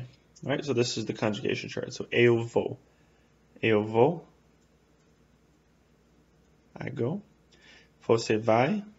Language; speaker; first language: Portuguese; non-native, fluent; English